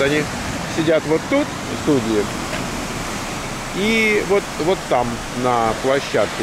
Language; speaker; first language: Russian; native; Russian